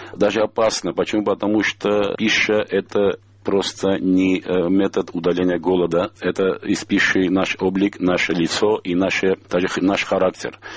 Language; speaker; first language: Russian; non-native, local second language; Armenian